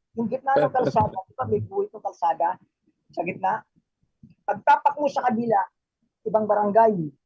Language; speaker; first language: Filipino; native; Filipino